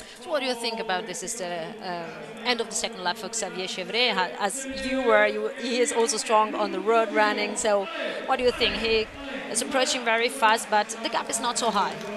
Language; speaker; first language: English; non-native, fluent; Italian